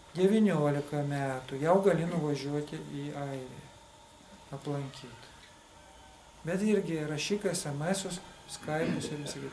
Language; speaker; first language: Lithuanian; non-native, local second language; Russian